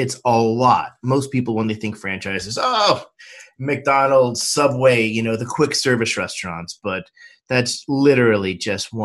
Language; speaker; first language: English; native; English